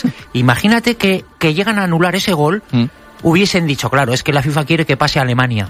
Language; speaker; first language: Spanish; native; Spanish